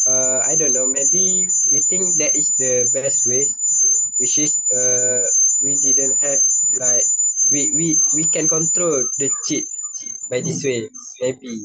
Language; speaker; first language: English; non-native, learner; Malay